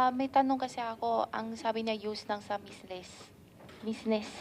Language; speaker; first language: Filipino; non-native, learner; Chinese